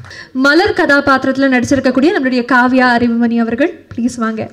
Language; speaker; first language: Tamil; native; Tamil